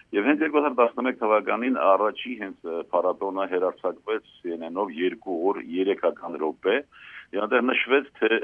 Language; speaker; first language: Armenian; native; Armenian